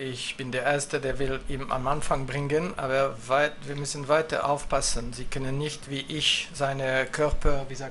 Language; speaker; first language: German; non-native, fluent; French